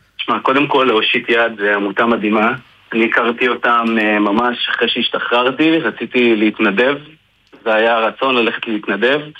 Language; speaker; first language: Hebrew; native; Hebrew